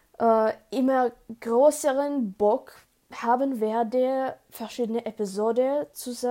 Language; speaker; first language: German; non-native, learner; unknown